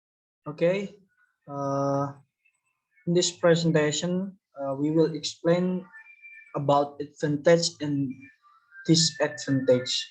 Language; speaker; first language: English; non-native, learner; Indonesian